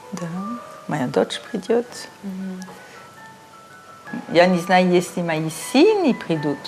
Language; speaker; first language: Russian; early bilingual, heritage; Russian